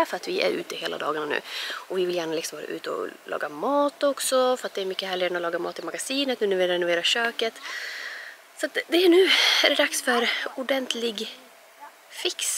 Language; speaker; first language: Swedish; native; Swedish